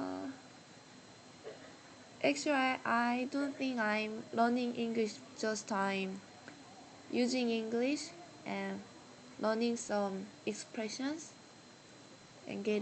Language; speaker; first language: English; non-native, learner; Korean